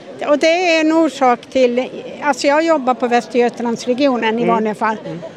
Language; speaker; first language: Swedish; native; Swedish